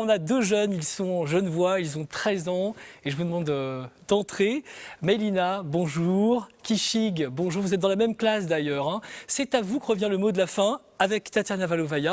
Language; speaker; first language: French; native; French